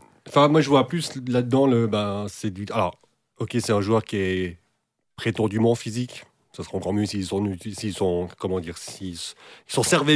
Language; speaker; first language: French; native; French